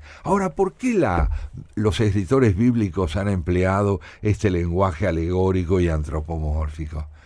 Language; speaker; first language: Spanish; native; Spanish